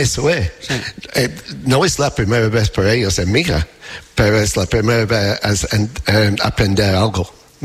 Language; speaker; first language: Spanish; non-native, fluent; English